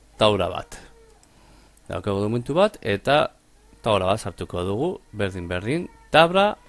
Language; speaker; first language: Basque; native; Basque